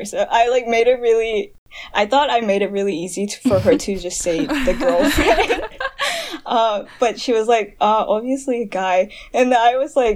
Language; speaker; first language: English; non-native, local second language; Cantonese